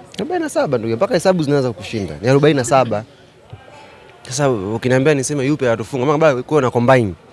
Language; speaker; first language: Swahili; native; Swahili